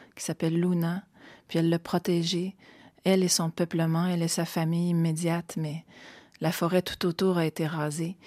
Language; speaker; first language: French; native; French